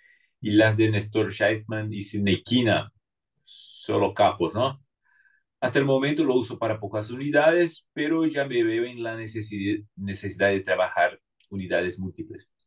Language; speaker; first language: Spanish; non-native, fluent; Portuguese